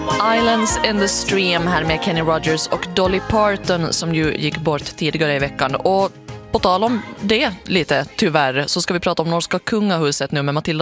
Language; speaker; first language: Swedish; native; Swedish